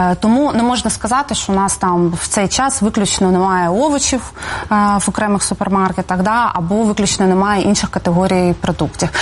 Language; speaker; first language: Ukrainian; native; Ukrainian